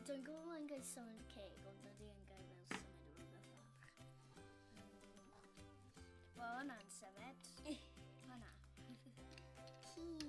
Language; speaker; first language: Welsh; non-native, local second language; English